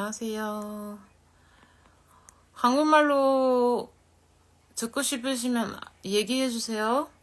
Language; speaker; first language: Korean; non-native, fluent; French